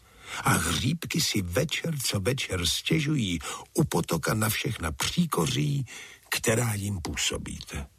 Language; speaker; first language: Czech; native; Czech